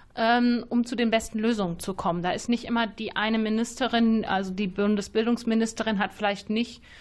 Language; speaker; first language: German; native; German